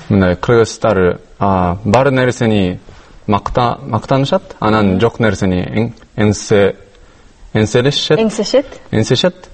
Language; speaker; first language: Kyrgyz; non-native, learner; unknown